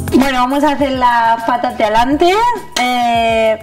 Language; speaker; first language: Spanish; native; Spanish